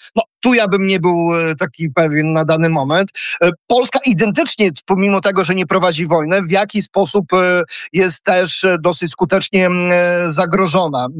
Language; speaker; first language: Polish; early bilingual, heritage; Polish